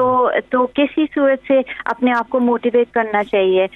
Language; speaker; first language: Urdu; early bilingual, heritage; English